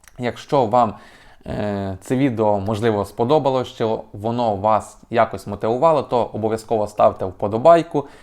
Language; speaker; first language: Ukrainian; native; Ukrainian